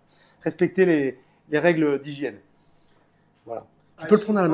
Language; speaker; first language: French; native; French